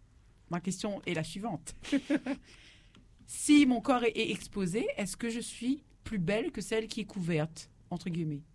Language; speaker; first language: French; native; French